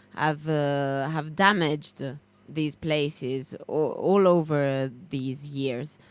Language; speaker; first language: English; non-native, fluent; Italian